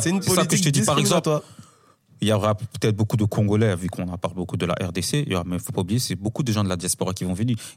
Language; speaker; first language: French; native; French